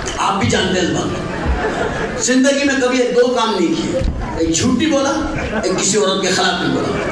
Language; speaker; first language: Urdu; native; Urdu